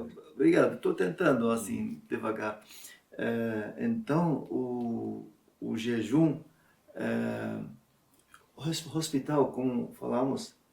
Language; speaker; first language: Portuguese; non-native, learner; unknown